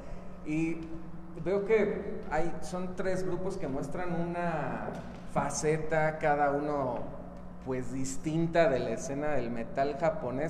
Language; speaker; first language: Spanish; native; Spanish